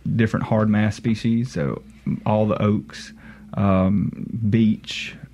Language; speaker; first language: English; native; English